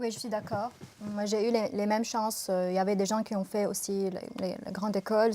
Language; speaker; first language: French; non-native, local second language; Arabic